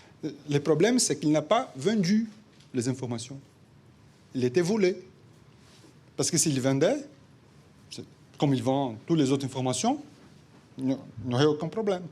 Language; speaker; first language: French; non-native, fluent; Portuguese